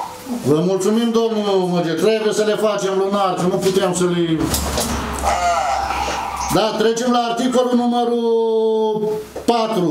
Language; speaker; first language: Romanian; native; Romanian